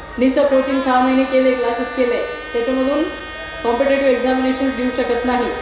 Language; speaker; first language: Marathi; non-native, fluent; Kannada